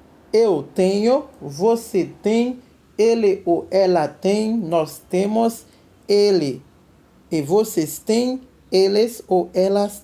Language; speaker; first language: Portuguese; non-native, fluent; Haitian Creole